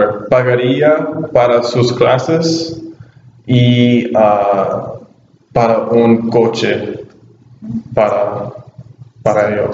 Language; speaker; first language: Spanish; non-native, learner; English